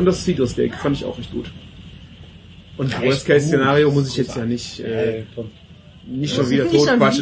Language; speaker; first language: German; native; German